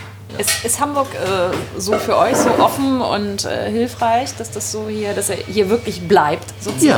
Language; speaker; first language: German; native; German